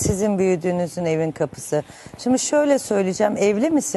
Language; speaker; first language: Turkish; native; Turkish